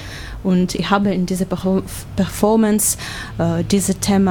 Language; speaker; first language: German; non-native, learner; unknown